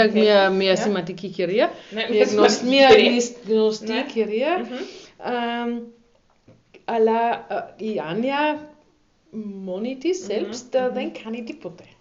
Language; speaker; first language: Greek; non-native, learner; German